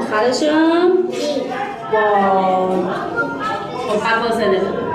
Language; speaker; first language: Persian; native; Persian